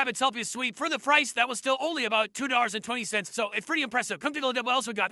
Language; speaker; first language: English; native; English